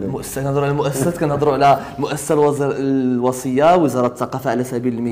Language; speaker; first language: Arabic; native; Arabic